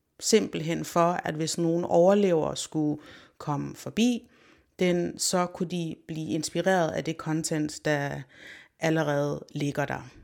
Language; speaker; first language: Danish; early bilingual, other home language; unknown